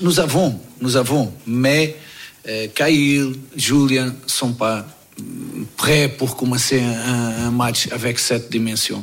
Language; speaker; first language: French; non-native, learner; Portuguese